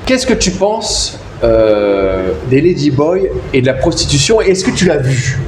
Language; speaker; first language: French; native; French